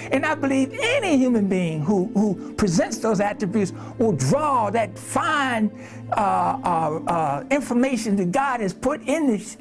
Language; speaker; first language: English; native; English